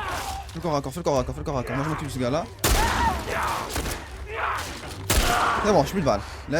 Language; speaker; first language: French; native; French